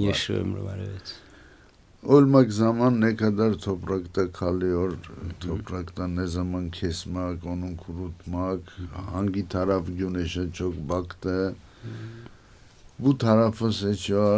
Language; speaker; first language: Turkish; non-native, learner; Armenian